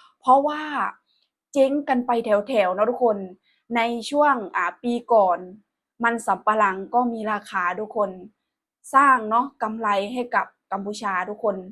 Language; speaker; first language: Thai; non-native, local second language; Northeastern Thai